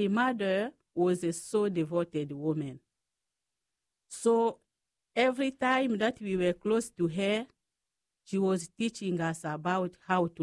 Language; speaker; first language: English; non-native, fluent; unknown